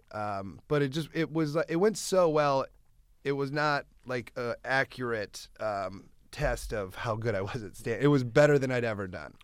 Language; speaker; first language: English; native; English